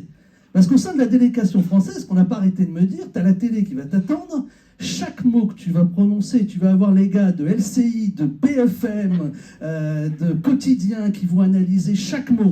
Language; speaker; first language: French; native; French